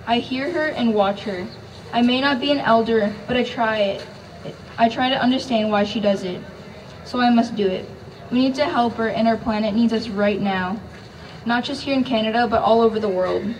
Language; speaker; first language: English; native; English